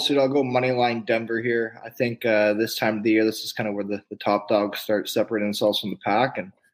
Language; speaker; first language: English; native; English